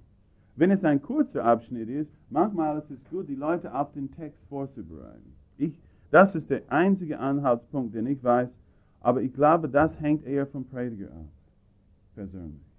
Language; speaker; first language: German; non-native, fluent; English